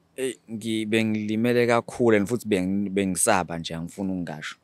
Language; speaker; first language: Zulu; native; Zulu